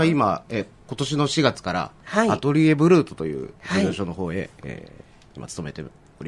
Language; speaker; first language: Japanese; native; Japanese